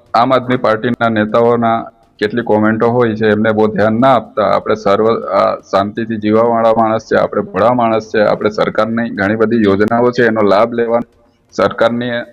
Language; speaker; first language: Gujarati; non-native, local second language; Vasavi